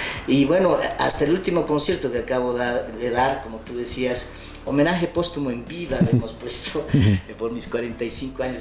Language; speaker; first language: Spanish; native; Spanish